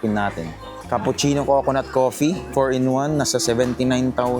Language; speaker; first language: Filipino; native; Filipino